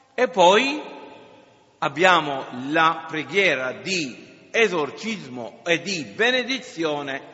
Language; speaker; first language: Italian; native; Italian